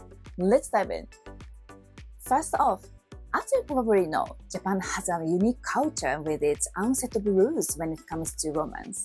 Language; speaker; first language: English; non-native, fluent; Japanese